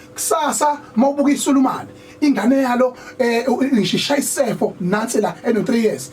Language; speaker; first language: Zulu; native; Zulu